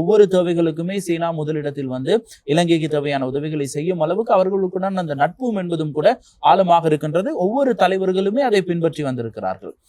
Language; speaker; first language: Tamil; native; Tamil